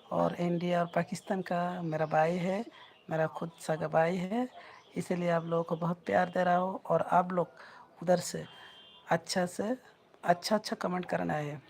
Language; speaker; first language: Hindi; non-native, learner; Bangla